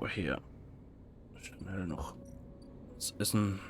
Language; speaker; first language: German; native; German